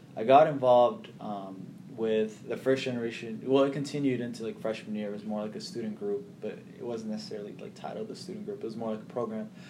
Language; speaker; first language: English; early bilingual, other home language; Somali